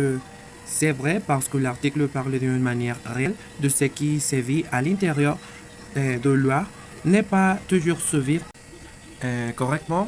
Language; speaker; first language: French; non-native, learner; Spanish